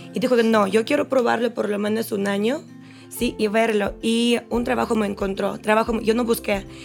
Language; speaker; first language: Spanish; non-native, fluent; Russian